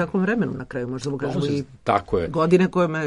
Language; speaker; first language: Serbian; native; Serbian